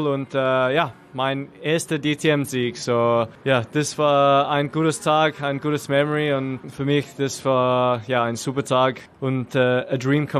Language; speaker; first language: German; non-native, learner; English